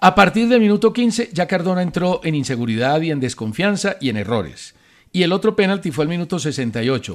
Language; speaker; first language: Spanish; native; Spanish